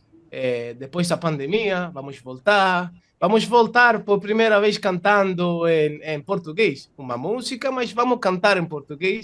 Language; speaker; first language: Portuguese; non-native, fluent; Italian